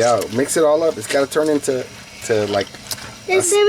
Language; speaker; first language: English; native; English